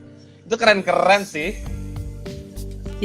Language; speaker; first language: Indonesian; native; Indonesian